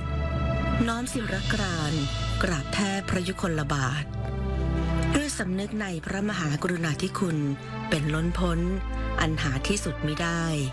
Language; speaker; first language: Thai; native; Thai